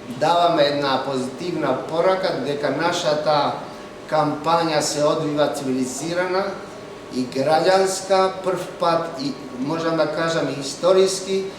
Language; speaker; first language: Macedonian; non-native, local second language; Albanian